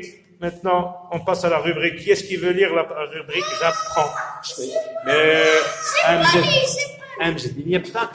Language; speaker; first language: French; non-native, local second language; Arabic